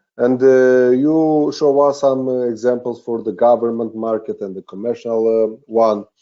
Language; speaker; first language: English; non-native, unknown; Romanian